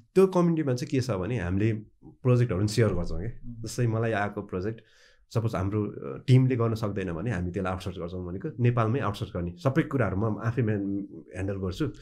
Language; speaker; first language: Nepali; native; Nepali